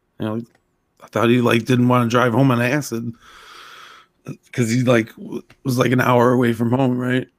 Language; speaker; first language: English; native; English